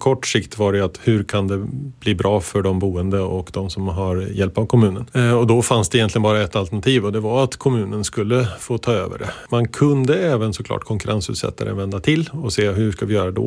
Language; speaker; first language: Swedish; native; Swedish